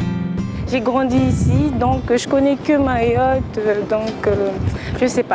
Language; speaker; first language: French; non-native, local second language; Comorian